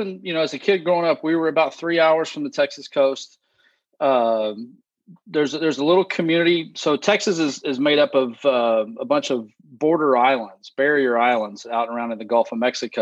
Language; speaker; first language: English; native; English